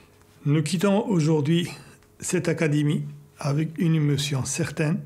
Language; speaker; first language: French; non-native, fluent; Persian